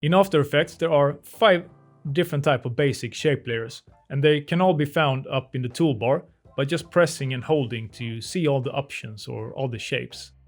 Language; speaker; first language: English; non-native, fluent; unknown